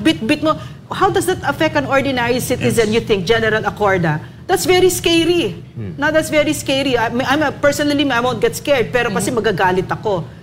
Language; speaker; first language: English; non-native, local second language; Filipino